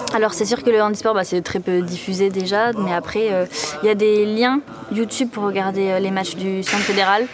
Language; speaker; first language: French; native; French